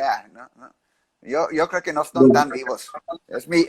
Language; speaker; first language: Spanish; early bilingual, heritage; English